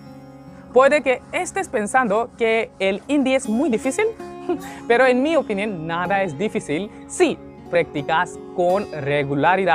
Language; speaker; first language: Spanish; non-native, learner; Hindi